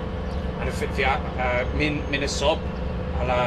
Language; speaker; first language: Arabic; non-native, learner; English